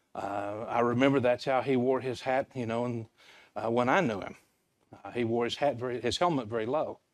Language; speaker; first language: English; native; English